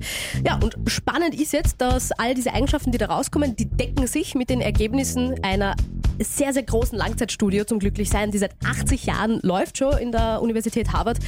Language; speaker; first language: German; native; German